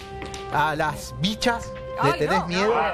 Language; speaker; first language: Spanish; native; Spanish